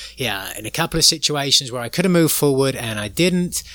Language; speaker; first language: English; native; English